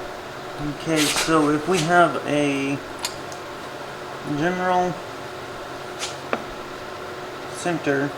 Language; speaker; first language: English; native; English